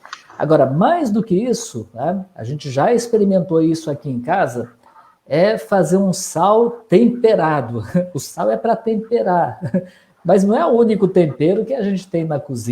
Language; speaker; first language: Portuguese; native; Portuguese